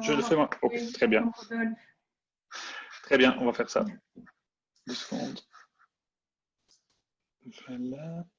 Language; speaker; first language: French; non-native, local second language; Dutch